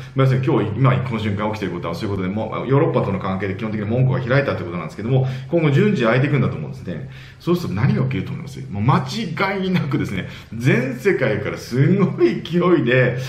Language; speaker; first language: Japanese; native; Japanese